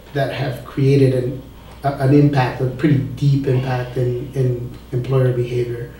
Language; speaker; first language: English; early bilingual, other home language; Spanish